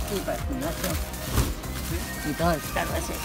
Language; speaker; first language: Spanish; non-native, learner; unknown